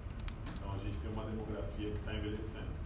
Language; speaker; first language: Portuguese; native; Portuguese